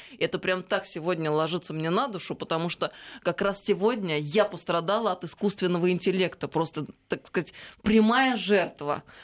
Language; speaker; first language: Russian; native; Russian